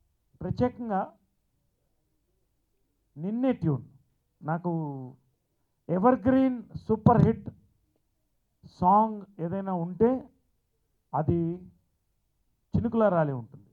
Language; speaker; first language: Telugu; native; Telugu